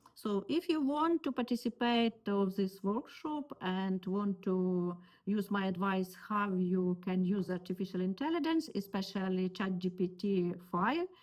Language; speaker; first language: English; non-native, learner; Ukrainian